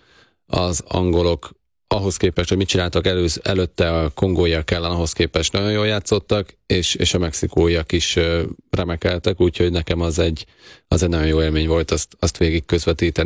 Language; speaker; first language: Hungarian; native; Hungarian